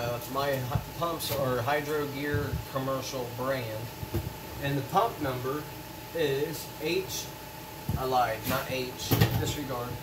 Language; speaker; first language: English; native; English